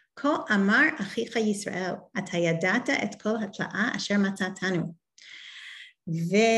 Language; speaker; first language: Hebrew; non-native, fluent; English